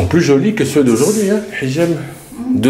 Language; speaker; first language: French; native; French